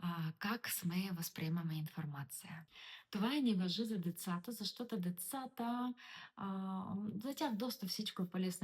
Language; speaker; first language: Bulgarian; non-native, learner; Russian